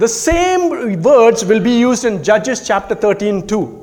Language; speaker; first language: English; non-native, local second language; Tamil